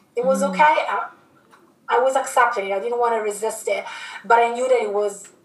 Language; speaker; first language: English; non-native, fluent; Italian